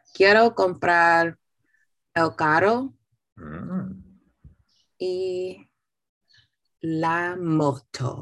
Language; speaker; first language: Spanish; non-native, learner; English